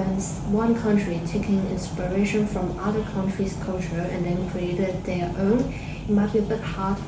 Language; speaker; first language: English; non-native, fluent; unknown